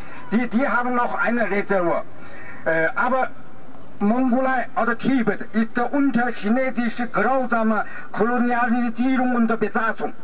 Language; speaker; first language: German; non-native, learner; Mongolian